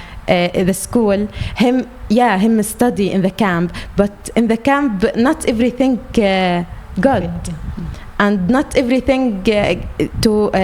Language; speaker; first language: English; non-native, learner; Arabic